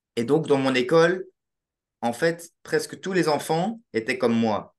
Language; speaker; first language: French; native; French